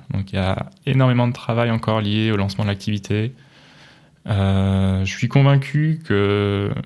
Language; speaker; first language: French; native; French